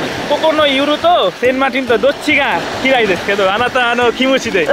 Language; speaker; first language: Japanese; non-native, learner; Bangla